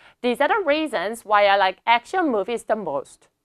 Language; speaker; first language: English; non-native, fluent; Korean